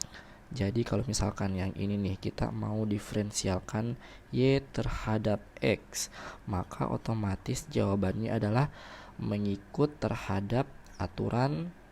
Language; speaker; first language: Indonesian; native; Indonesian